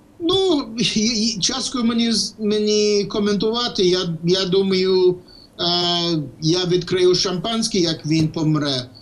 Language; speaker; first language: Ukrainian; early bilingual, heritage; English